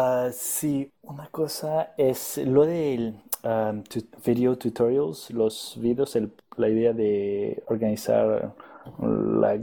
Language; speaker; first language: Spanish; non-native, fluent; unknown